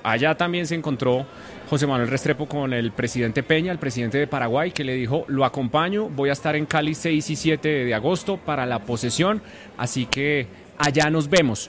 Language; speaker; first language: Spanish; native; Spanish